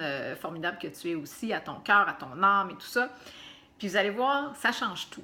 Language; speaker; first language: French; native; French